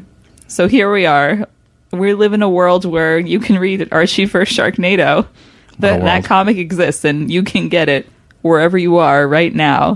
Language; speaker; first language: English; native; English